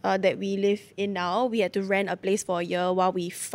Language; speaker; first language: English; native; English